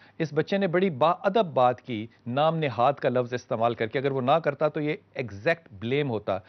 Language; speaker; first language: Urdu; native; Urdu